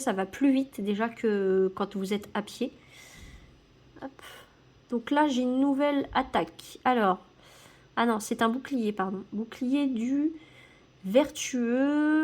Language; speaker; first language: French; native; French